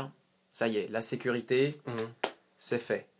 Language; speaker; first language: French; native; French